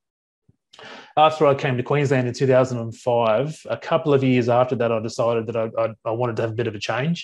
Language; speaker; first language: English; native; English